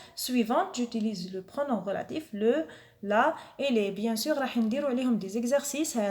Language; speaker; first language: French; non-native, local second language; Arabic